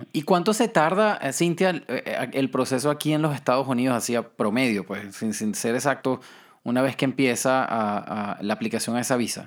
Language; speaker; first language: Spanish; native; Spanish